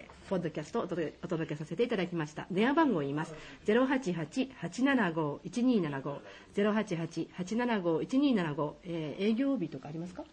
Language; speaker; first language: Japanese; native; Japanese